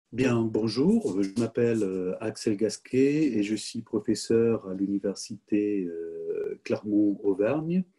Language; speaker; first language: French; non-native, fluent; Spanish